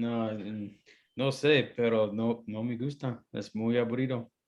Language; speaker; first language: Spanish; non-native, learner; English